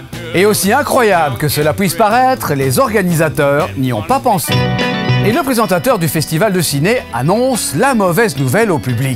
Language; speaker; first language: French; native; French